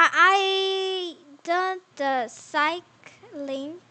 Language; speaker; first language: English; non-native, learner; Korean